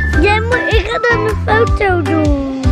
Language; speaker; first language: Dutch; early bilingual, other home language; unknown